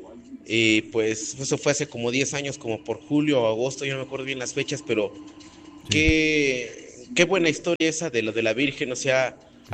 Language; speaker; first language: Spanish; native; Spanish